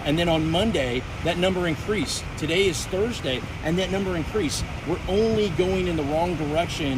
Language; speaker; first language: English; native; English